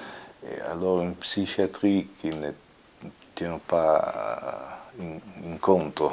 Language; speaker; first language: French; non-native, fluent; Italian